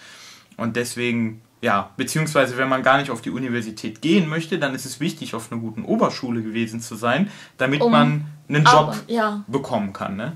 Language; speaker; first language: German; native; German